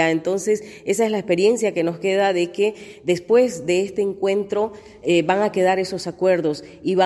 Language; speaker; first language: Spanish; native; Spanish